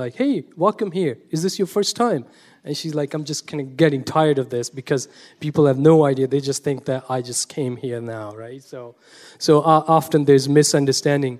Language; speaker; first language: English; non-native, local second language; Punjabi